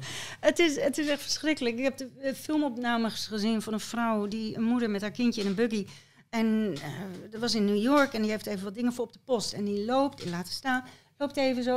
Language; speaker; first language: Dutch; native; Dutch